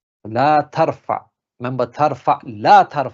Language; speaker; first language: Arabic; non-native, fluent; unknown